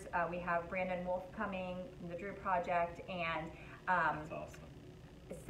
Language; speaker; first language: English; native; English